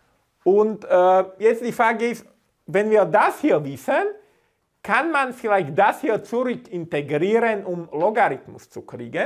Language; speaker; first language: German; non-native, fluent; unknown